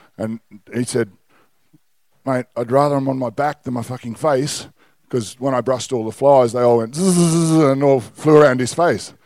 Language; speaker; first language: English; native; English